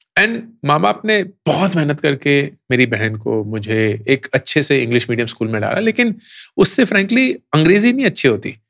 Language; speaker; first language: Hindi; native; Hindi